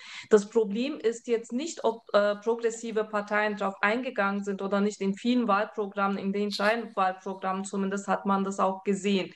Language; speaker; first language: German; early bilingual, other home language; Turkish